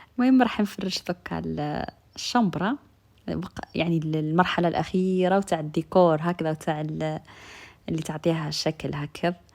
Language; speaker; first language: Arabic; native; Arabic